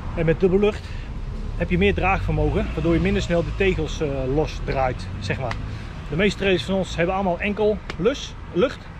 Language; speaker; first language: Dutch; native; Dutch